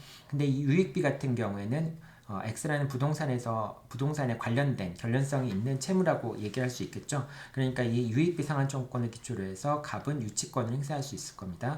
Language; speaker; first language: Korean; native; Korean